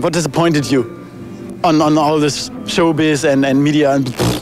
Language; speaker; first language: English; non-native, fluent; German